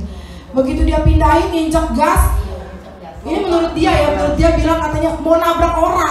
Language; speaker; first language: Indonesian; native; Indonesian